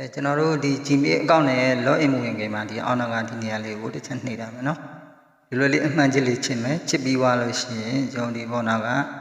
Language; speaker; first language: Burmese; native; Burmese